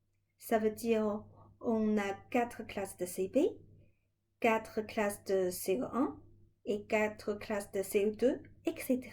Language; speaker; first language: French; non-native, fluent; Chinese